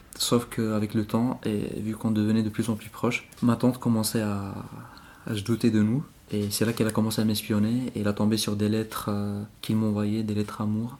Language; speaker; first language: French; non-native, local second language; Arabic